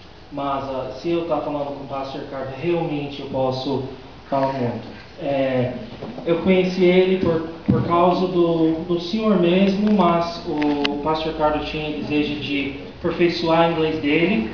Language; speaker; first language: Portuguese; non-native, fluent; English